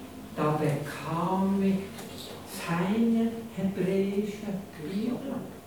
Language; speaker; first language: German; non-native, fluent; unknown